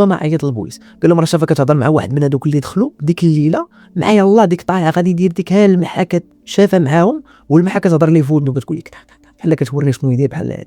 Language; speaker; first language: Arabic; native; Arabic